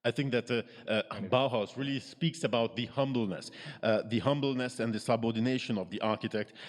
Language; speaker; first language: English; non-native, fluent; Hebrew